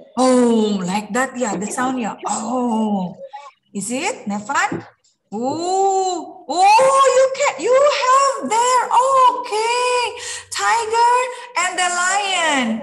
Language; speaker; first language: English; non-native, fluent; Indonesian